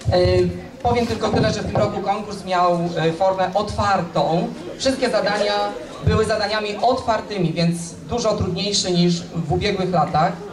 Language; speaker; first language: Polish; native; Polish